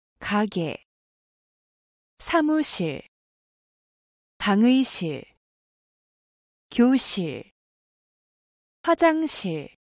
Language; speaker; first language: Korean; non-native, fluent; Vietnamese